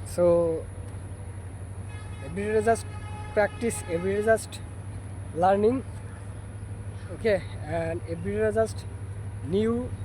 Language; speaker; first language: English; non-native, learner; Bangla